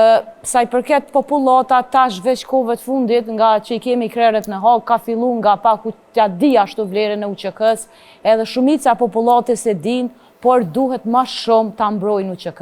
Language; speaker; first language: Albanian; native; Albanian